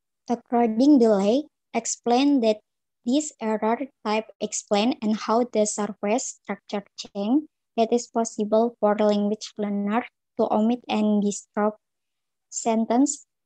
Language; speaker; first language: English; non-native, learner; Indonesian